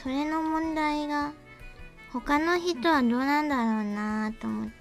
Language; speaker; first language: Japanese; native; Japanese